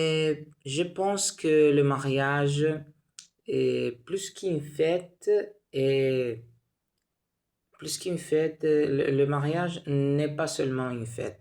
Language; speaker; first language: French; non-native, learner; Spanish